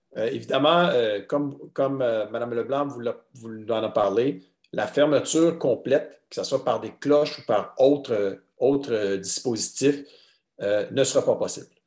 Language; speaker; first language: French; native; French